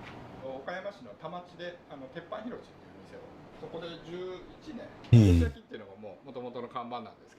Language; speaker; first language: Japanese; native; Japanese